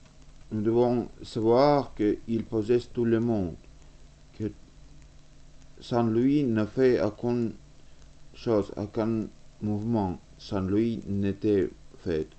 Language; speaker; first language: French; non-native, learner; Russian